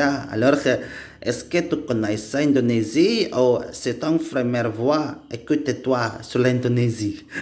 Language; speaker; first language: French; non-native, learner; Indonesian